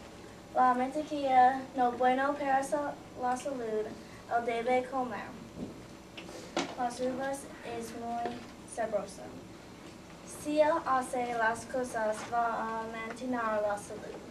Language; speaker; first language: Spanish; non-native, learner; English